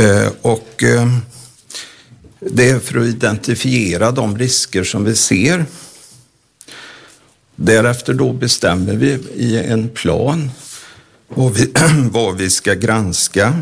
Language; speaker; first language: Swedish; native; Swedish